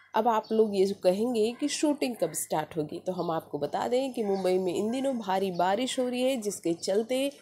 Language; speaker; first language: Hindi; native; Hindi